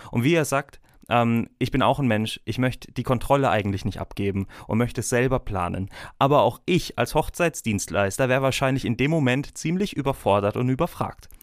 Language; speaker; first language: German; native; German